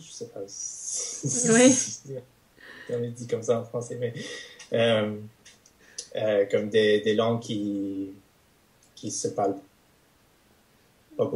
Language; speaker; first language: French; non-native, fluent; English